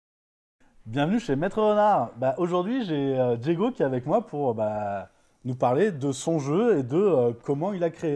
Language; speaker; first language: French; native; French